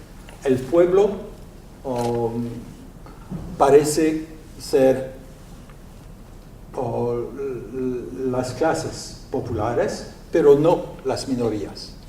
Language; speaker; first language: Spanish; non-native, learner; French